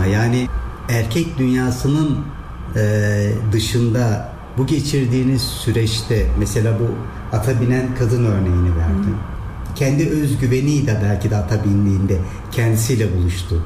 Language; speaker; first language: Turkish; native; Turkish